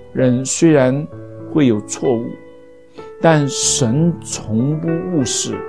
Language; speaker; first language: Chinese; native; Chinese